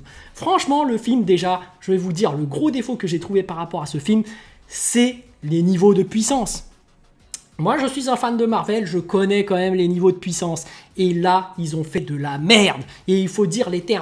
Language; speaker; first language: French; native; French